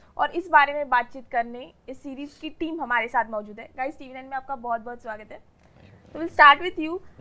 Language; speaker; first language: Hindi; native; Hindi